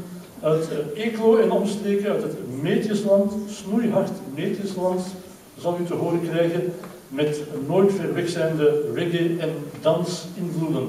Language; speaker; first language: Dutch; native; Dutch